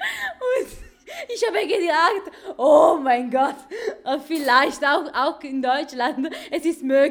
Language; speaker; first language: German; non-native, learner; Italian